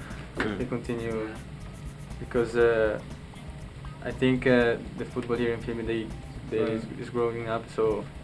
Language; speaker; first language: English; non-native, local second language; Filipino